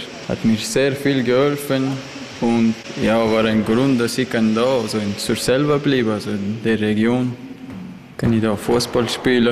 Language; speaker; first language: German; non-native, learner; Persian